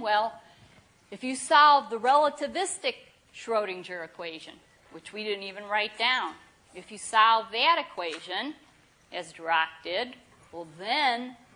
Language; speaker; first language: English; native; English